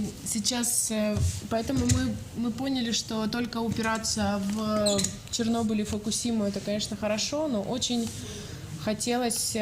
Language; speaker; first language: Russian; native; Russian